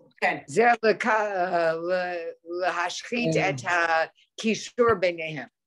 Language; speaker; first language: Hebrew; non-native, learner; English